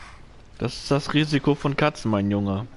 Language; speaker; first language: German; native; German